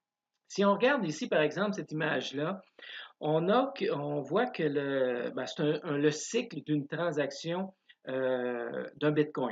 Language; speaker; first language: French; native; French